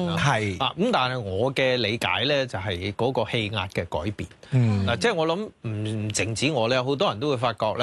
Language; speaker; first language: Cantonese; native; Cantonese